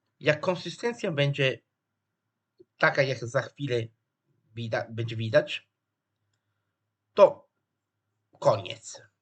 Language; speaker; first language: Polish; non-native, fluent; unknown